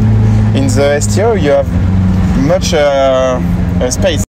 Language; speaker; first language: English; non-native, learner; French